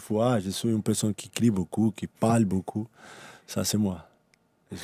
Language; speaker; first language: French; non-native, learner; Portuguese